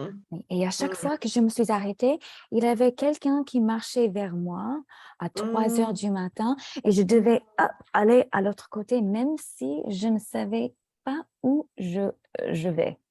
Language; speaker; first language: French; non-native, fluent; English